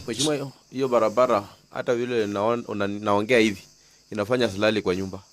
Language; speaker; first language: Swahili; non-native, local second language; Luyia